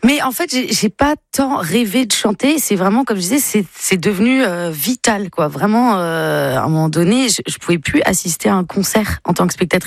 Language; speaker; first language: French; native; French